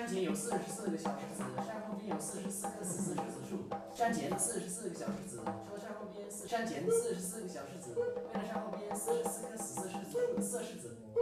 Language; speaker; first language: Chinese; non-native, fluent; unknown